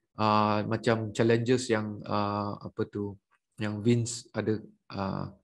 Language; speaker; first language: Malay; native; Malay